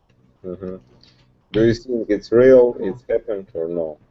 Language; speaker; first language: English; non-native, learner; Russian